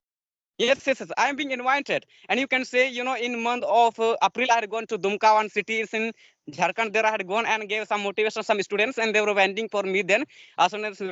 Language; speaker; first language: English; non-native, learner; Santali